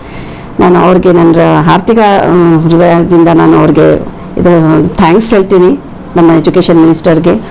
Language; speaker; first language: Kannada; non-native, local second language; Urdu